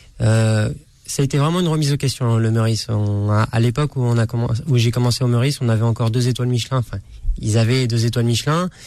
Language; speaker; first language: French; native; French